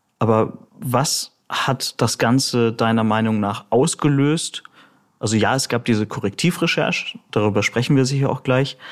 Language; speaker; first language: German; early bilingual, other home language; Russian